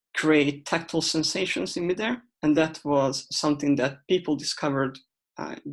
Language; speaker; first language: English; non-native, fluent; Hungarian